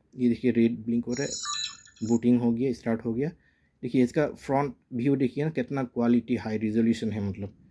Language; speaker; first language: Hindi; non-native, local second language; Assamese